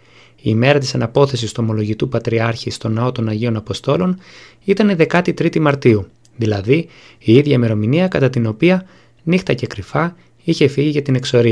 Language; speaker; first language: Greek; native; Greek